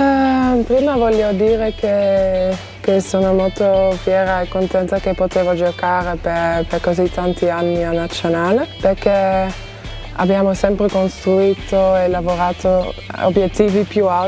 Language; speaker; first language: Italian; non-native, fluent; Dutch